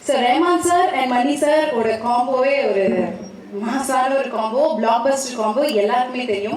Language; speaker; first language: Tamil; native; Tamil